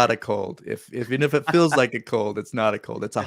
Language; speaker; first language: English; native; English